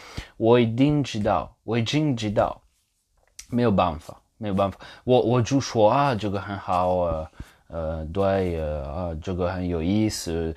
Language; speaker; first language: Chinese; non-native, fluent; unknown